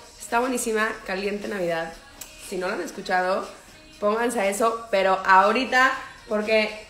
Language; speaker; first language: Spanish; native; Spanish